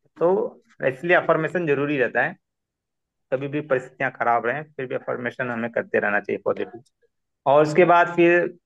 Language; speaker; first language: Hindi; non-native, local second language; Marathi